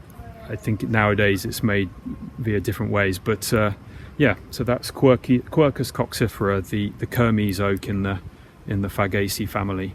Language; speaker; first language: English; native; English